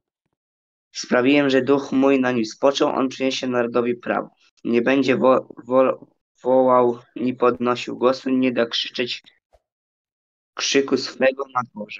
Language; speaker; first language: Polish; native; Polish